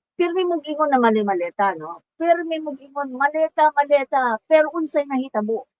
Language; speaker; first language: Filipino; non-native, local second language; Cebuano